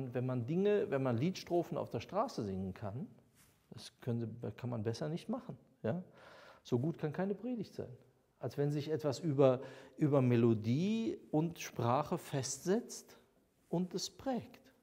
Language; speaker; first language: German; native; German